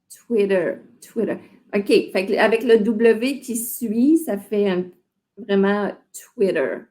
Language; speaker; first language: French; native; French